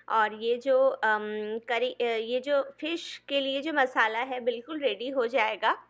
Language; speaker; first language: Hindi; non-native, local second language; Bangla